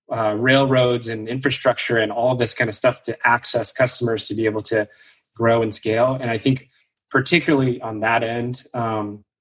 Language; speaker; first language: English; native; English